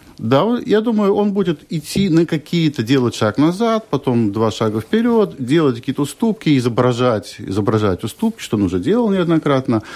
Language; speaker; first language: Russian; native; Russian